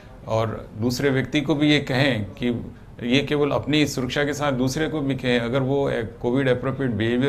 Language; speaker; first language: Hindi; native; Hindi